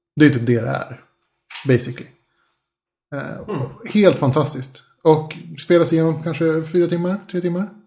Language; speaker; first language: Swedish; early bilingual, other home language; Spanish